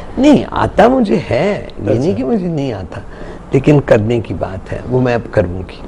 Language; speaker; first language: Urdu; non-native, local second language; Punjabi